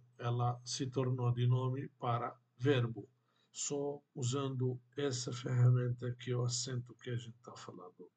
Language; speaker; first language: Portuguese; non-native, fluent; Arabic